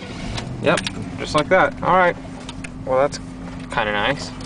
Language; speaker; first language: English; native; English